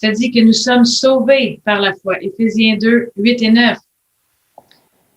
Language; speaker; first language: French; native; French